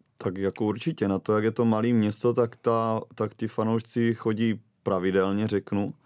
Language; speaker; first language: Czech; native; Czech